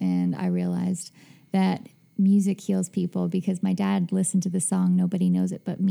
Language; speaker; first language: English; native; English